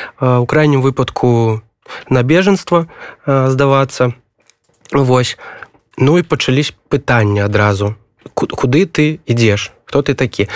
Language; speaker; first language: Belarusian; non-native, local second language; Russian